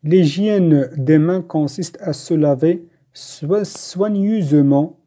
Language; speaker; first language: French; non-native, local second language; Arabic